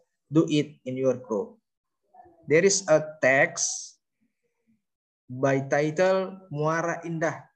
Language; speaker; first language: English; non-native, learner; Indonesian